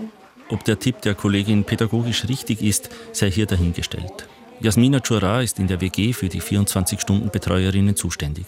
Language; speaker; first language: German; native; German